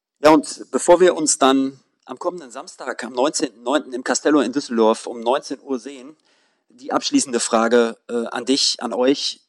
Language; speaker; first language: German; native; German